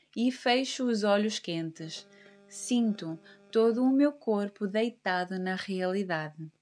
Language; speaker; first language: Portuguese; native; Portuguese